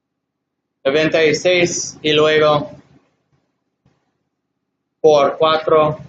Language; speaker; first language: Spanish; non-native, learner; English